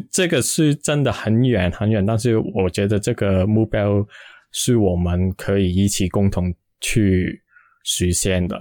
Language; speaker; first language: Chinese; non-native, local second language; Cantonese